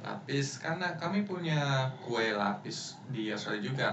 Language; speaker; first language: Indonesian; non-native, fluent; English